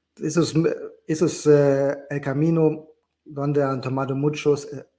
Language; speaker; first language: Spanish; non-native, learner; German